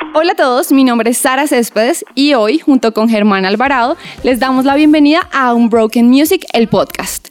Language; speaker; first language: Spanish; native; Spanish